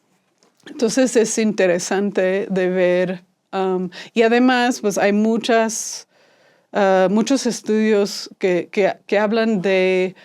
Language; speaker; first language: Spanish; non-native, fluent; English